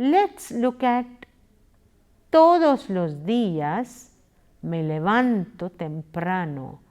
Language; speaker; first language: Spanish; non-native, fluent; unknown